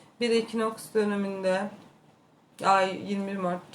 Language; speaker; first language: Turkish; native; Turkish